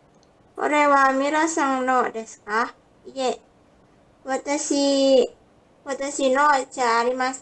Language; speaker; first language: Japanese; non-native, learner; Indonesian